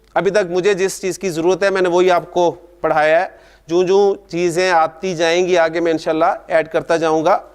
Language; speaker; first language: Urdu; native; Urdu